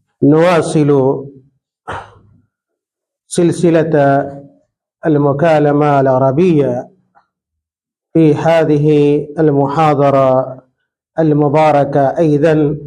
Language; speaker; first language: Arabic; non-native, fluent; Urdu